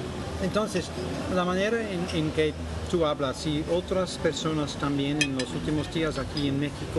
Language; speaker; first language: Spanish; non-native, fluent; English